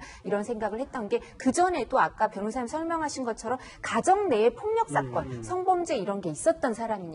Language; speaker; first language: Korean; native; Korean